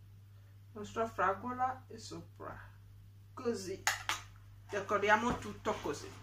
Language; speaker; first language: Italian; non-native, learner; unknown